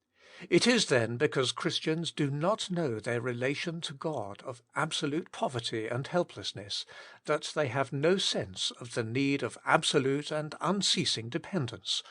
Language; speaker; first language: English; native; English